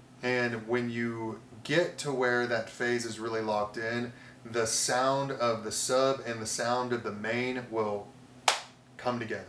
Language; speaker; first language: English; native; English